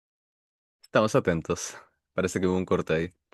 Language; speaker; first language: Spanish; native; Spanish